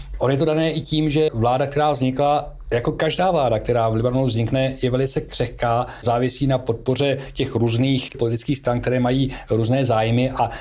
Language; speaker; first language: Czech; native; Czech